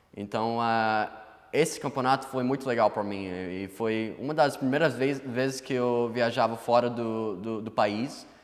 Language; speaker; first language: Portuguese; non-native, fluent; English